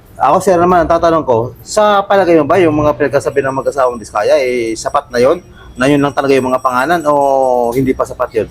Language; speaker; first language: Filipino; native; Filipino